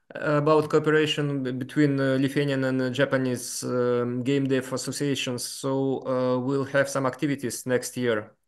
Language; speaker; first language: English; non-native, fluent; Lithuanian